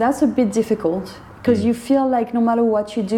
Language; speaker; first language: English; non-native, fluent; French